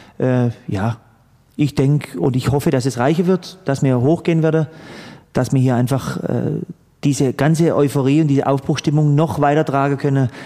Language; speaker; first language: German; early bilingual, other home language; Croatian